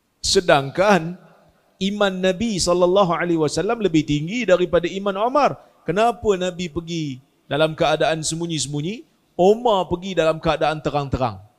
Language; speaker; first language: Malay; native; Malay